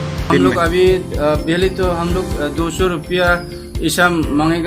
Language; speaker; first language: Hindi; non-native, local second language; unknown